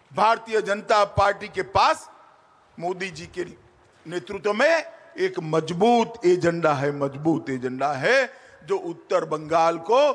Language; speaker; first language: Hindi; native; Hindi